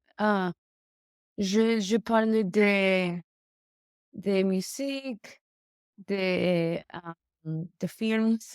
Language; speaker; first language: French; non-native, learner; English